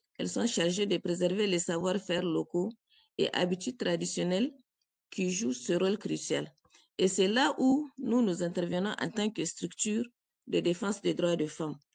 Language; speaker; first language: French; native; French